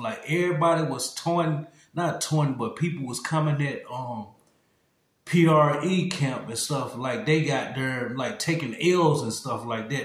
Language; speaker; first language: English; native; English